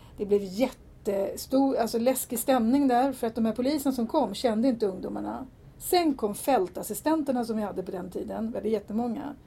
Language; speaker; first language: Swedish; native; Swedish